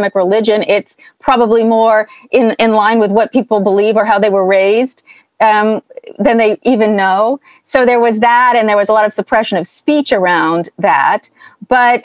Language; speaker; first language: English; native; English